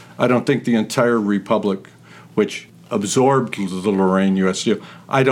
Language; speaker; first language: English; native; English